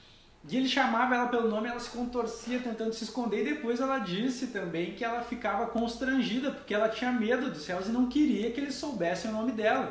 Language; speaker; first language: Portuguese; native; Portuguese